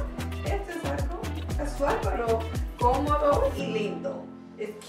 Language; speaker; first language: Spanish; early bilingual, heritage; Spanish